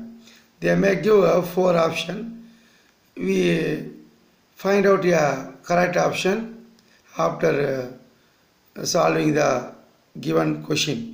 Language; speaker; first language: English; non-native, local second language; Tamil